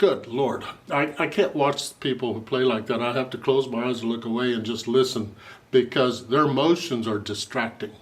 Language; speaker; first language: English; native; English